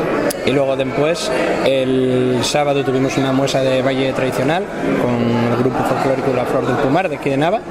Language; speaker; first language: Spanish; native; Spanish